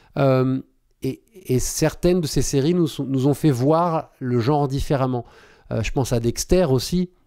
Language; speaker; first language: French; native; French